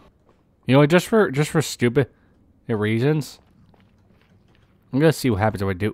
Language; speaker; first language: English; native; English